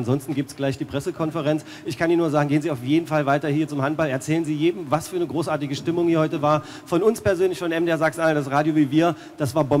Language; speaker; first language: German; native; German